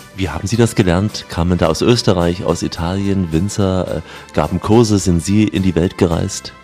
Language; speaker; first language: German; native; German